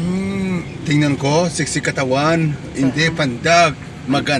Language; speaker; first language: Filipino; non-native, learner; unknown